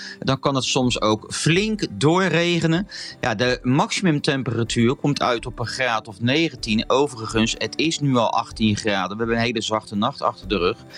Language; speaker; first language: Dutch; native; Dutch